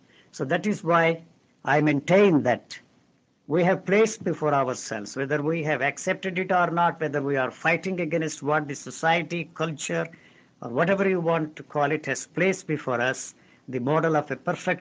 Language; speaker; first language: English; non-native, local second language; Telugu